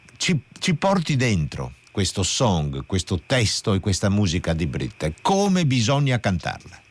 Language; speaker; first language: Italian; native; Italian